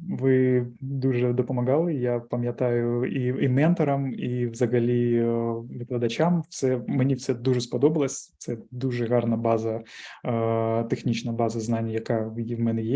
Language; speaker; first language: Ukrainian; non-native, local second language; Russian